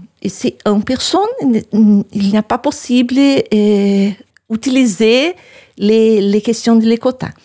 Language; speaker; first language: French; non-native, learner; Portuguese